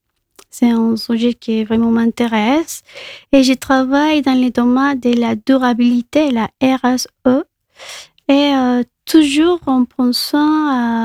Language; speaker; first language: French; non-native, fluent; Spanish